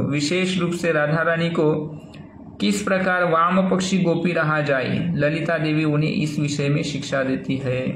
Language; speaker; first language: Hindi; non-native, local second language; Marathi